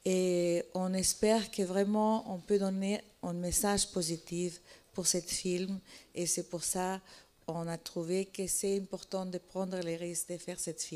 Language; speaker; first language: French; non-native, fluent; Italian